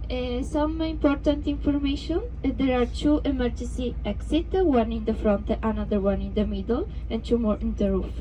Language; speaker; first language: English; non-native, fluent; Spanish